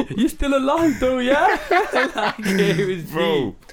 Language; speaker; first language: English; native; English